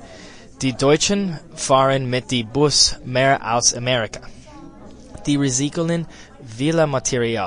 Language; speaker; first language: German; non-native, learner; English